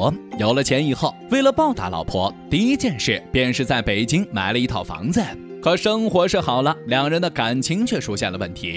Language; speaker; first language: Chinese; native; Chinese